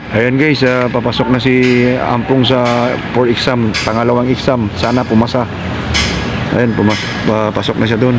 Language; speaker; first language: Filipino; native; Filipino